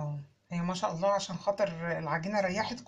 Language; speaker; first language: Arabic; native; Arabic